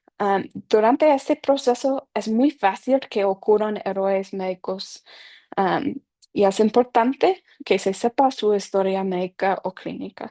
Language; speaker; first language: Spanish; non-native, fluent; English